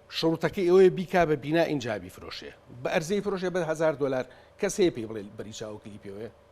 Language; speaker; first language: Central Kurdish; native; Central Kurdish